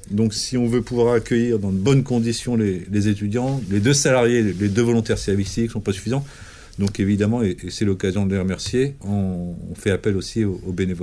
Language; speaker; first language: French; native; French